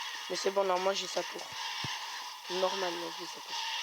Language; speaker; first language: French; native; French